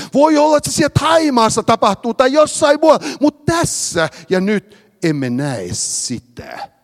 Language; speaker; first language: Finnish; early bilingual, heritage; Finnish